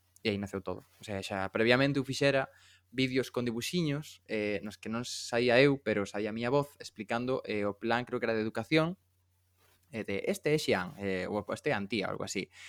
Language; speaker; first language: Galician; native; Galician